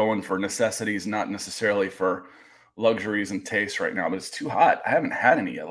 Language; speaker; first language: English; native; English